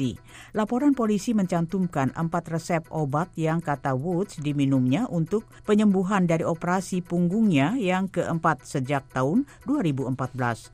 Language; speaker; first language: Indonesian; native; Indonesian